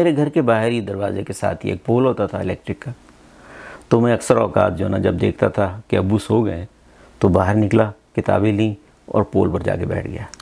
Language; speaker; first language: Hindi; non-native, local second language; Punjabi